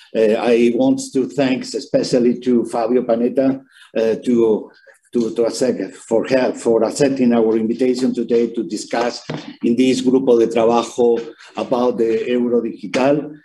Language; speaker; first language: English; non-native, fluent; Spanish